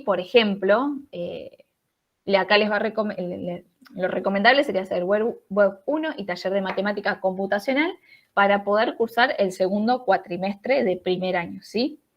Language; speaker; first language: Spanish; native; Spanish